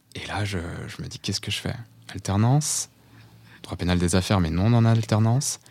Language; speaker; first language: French; early bilingual, other home language; Portuguese